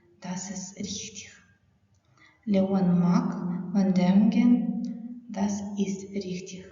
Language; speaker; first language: German; non-native, fluent; Ukrainian